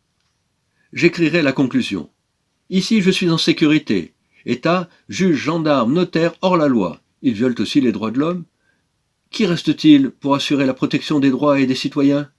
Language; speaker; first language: French; native; French